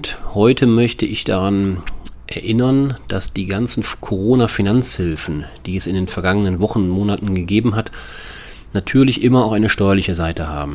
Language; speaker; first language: German; native; German